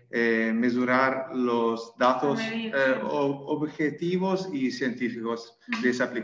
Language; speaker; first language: Spanish; non-native, fluent; Italian